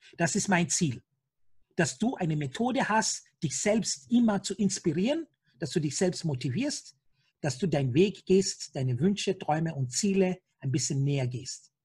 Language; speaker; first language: German; non-native, fluent; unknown